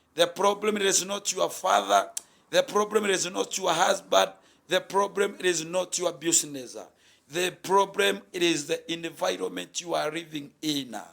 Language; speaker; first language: English; non-native, local second language; Swahili